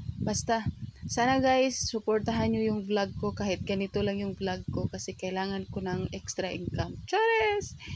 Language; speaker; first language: Filipino; non-native, local second language; Cebuano